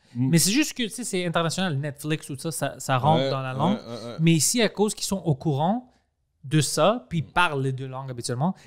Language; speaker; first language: French; non-native, fluent; Greek